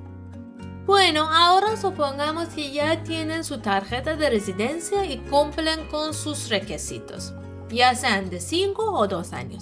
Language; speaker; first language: Spanish; non-native, fluent; Persian